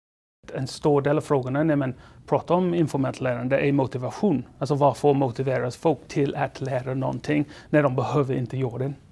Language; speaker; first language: Swedish; non-native, fluent; English